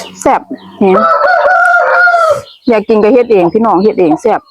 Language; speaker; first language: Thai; non-native, local second language; Northeastern Thai